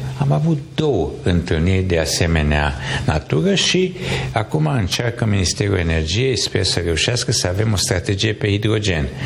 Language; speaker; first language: Romanian; non-native, local second language; Hungarian